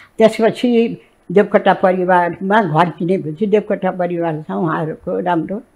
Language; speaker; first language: Nepali; native; Nepali